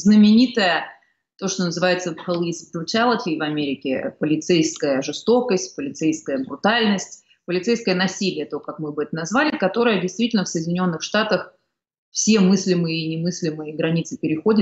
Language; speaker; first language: Russian; native; Russian